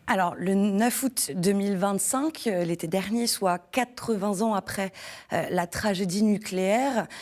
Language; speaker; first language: French; native; French